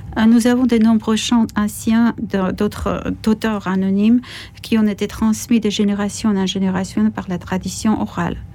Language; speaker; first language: French; non-native, fluent; Georgian